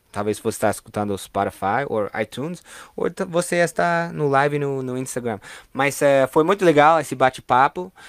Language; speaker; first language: Portuguese; non-native, fluent; English